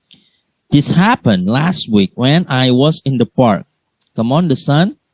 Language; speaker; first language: English; non-native, learner; Indonesian